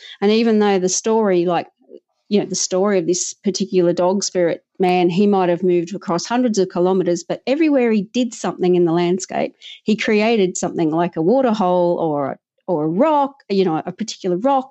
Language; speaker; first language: English; native; English